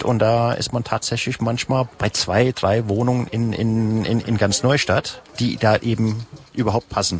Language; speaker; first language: German; native; German